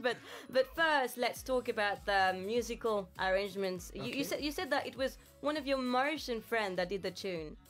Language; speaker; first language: English; non-native, local second language; Morisyen